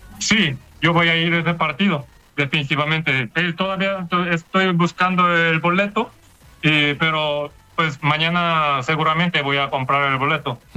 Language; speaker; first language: Spanish; non-native, learner; Korean